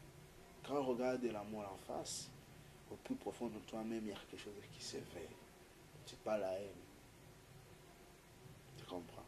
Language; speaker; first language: French; non-native, fluent; Kinyarwanda